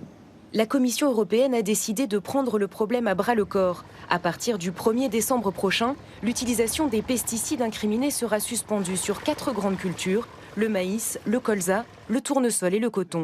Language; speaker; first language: French; native; French